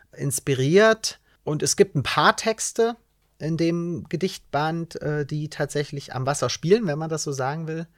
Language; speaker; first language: German; native; German